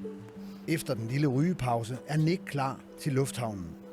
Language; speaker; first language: Danish; native; Danish